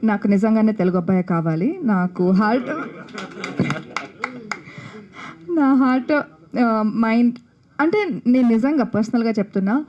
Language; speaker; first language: Telugu; non-native, fluent; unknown